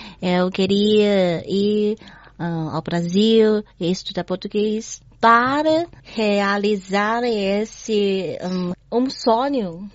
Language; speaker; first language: Portuguese; non-native, learner; Chinese